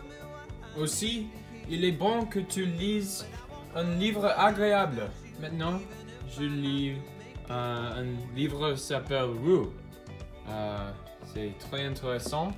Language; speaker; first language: French; non-native, learner; English